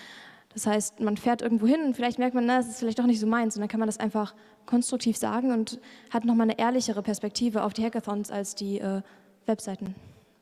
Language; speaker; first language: German; native; German